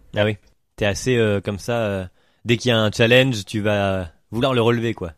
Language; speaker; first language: French; native; French